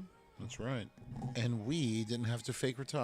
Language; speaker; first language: English; native; English